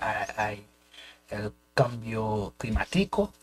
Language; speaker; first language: Spanish; non-native, fluent; Haitian Creole